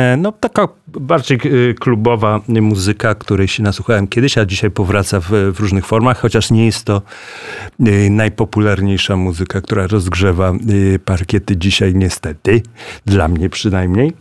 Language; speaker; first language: Polish; native; Polish